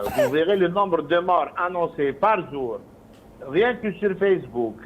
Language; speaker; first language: French; non-native, local second language; Arabic